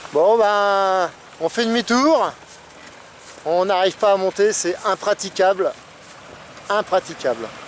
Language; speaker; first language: French; native; French